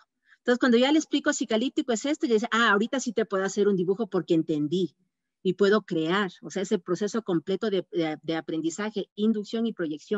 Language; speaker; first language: Spanish; native; Spanish